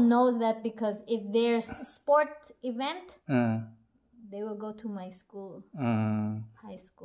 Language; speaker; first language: English; non-native, local second language; Cebuano